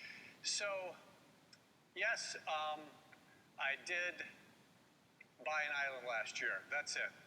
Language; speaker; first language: English; native; English